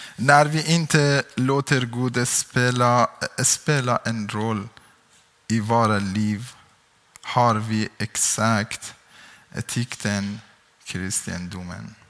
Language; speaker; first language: Swedish; non-native, learner; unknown